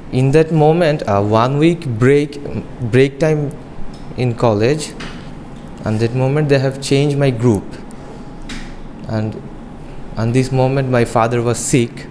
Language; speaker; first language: English; non-native, learner; Bangla